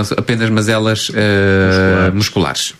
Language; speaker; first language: Portuguese; native; Portuguese